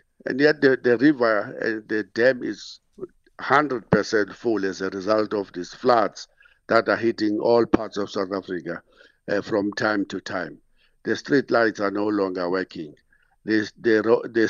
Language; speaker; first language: English; non-native, local second language; Xhosa